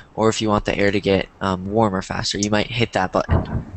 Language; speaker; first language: English; native; English